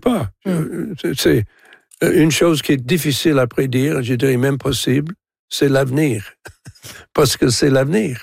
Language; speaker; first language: French; non-native, local second language; English